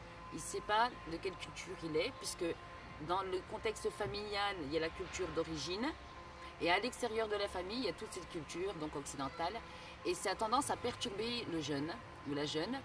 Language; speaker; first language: French; early bilingual, other home language; Kabyle